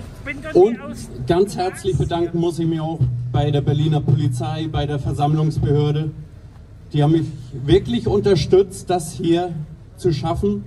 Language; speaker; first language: German; native; German